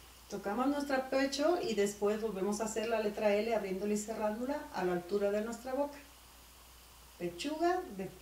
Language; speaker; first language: Spanish; native; Spanish